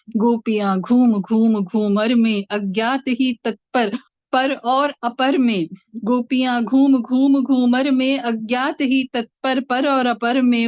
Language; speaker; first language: Hindi; non-native, local second language; Tamil